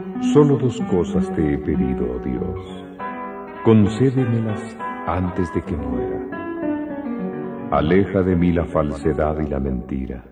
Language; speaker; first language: Spanish; native; Spanish